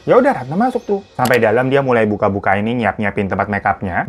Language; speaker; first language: Indonesian; native; Indonesian